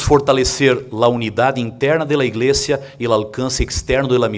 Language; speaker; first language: Portuguese; native; Portuguese